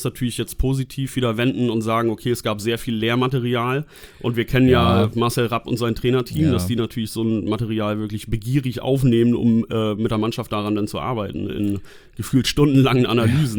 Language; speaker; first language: German; native; German